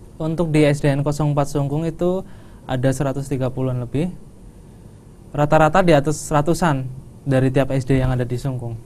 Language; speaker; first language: Indonesian; non-native, local second language; Javanese